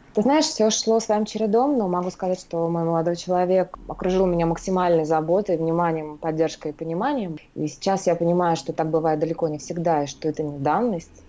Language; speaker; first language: Russian; native; Russian